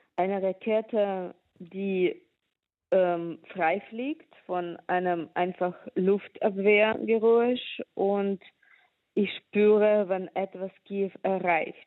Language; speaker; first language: German; non-native, fluent; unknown